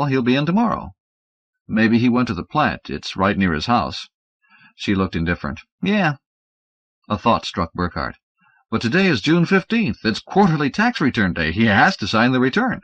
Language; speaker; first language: English; native; English